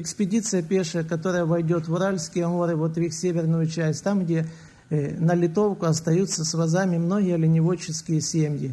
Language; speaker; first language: Russian; native; Russian